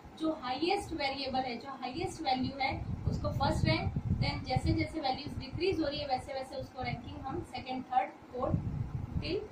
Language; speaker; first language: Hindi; non-native, local second language; Gujarati